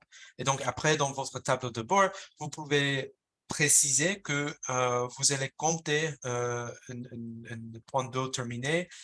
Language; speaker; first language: French; non-native, fluent; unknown